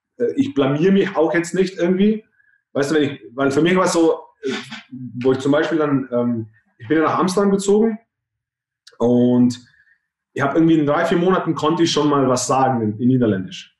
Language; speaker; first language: German; non-native, fluent; Slovenian